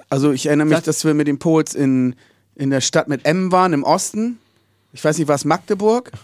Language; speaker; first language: German; native; German